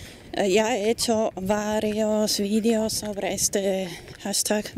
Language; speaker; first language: Spanish; non-native, fluent; German